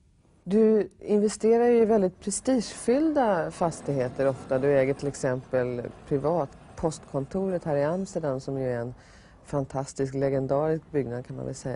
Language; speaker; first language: Swedish; native; Swedish